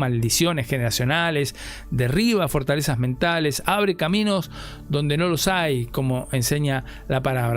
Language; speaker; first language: Spanish; native; Spanish